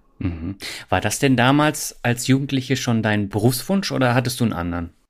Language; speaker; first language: German; native; German